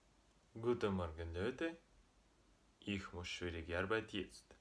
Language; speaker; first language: German; non-native, learner; Russian